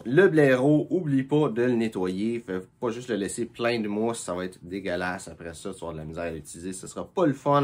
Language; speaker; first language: French; native; French